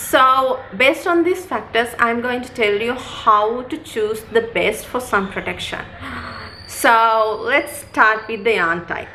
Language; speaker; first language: English; non-native, local second language; Sinhala